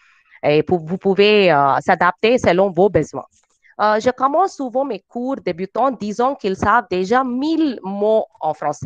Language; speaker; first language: French; non-native, fluent; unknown